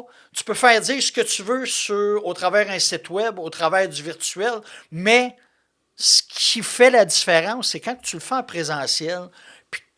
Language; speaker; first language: French; native; French